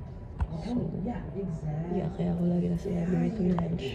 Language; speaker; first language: Filipino; native; Filipino